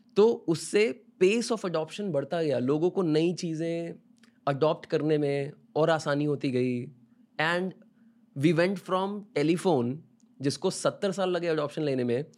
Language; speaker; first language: Hindi; native; Hindi